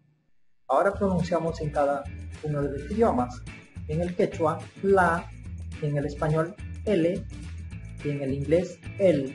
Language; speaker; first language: Spanish; non-native, local second language; Quechua